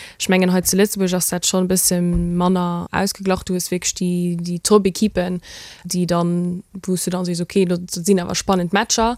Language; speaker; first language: Luxembourgish; early bilingual, heritage; Luxembourgish